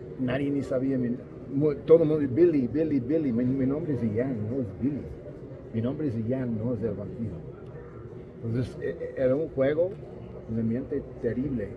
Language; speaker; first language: Spanish; non-native, fluent; English